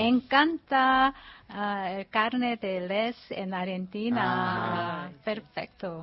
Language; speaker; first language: Spanish; non-native, learner; Korean